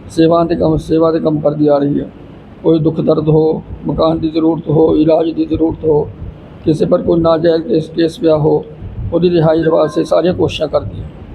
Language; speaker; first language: Urdu; non-native, local second language; Punjabi